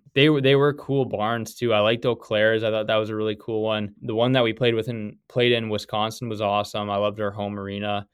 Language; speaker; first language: English; native; English